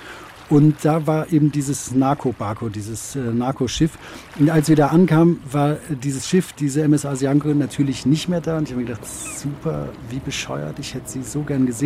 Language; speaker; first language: German; native; German